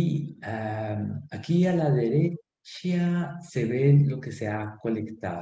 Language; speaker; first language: Spanish; non-native, fluent; French